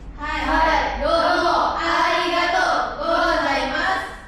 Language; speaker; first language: Japanese; non-native, learner; Indonesian